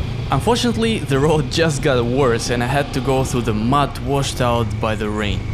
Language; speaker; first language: English; non-native, fluent; Russian